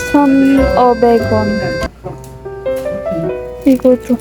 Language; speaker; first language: Korean; non-native, learner; Filipino